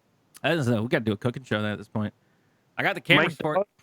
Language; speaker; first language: English; native; English